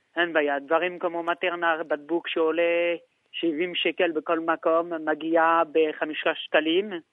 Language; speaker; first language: Hebrew; non-native, fluent; French